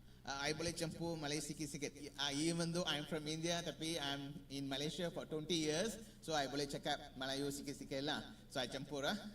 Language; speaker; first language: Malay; non-native, learner; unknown